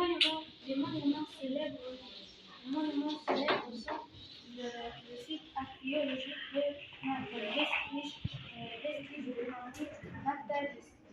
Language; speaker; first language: French; non-native, learner; Arabic